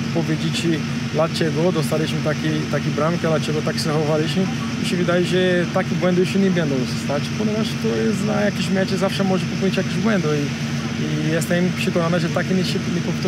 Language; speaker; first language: Polish; non-native, learner; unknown